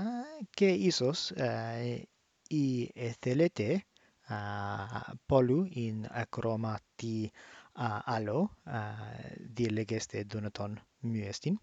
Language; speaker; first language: Greek; non-native, learner; English